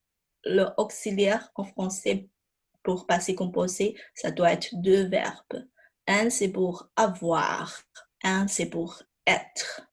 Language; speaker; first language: French; non-native, fluent; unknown